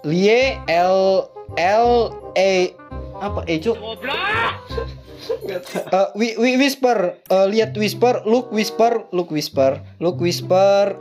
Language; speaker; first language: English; non-native, learner; Indonesian